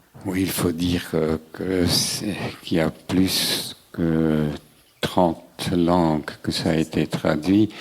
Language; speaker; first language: French; non-native, local second language; German